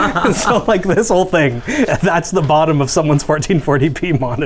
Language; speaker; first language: English; native; English